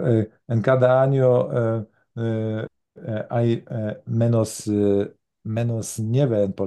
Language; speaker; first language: Spanish; non-native, learner; Polish